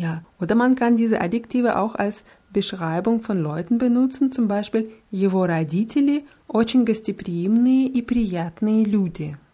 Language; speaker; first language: German; non-native, fluent; Russian